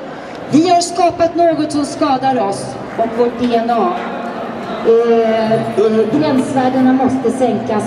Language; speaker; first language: Swedish; native; Swedish